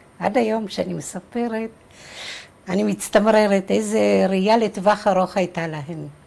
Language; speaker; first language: Hebrew; early bilingual, other home language; Czech